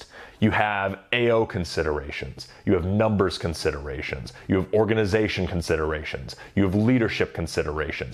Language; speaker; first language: English; native; English